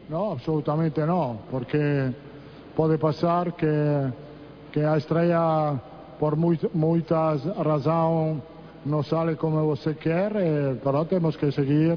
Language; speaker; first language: Portuguese; non-native, learner; Italian